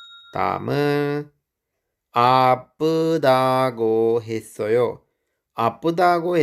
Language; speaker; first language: Korean; non-native, fluent; Sinhala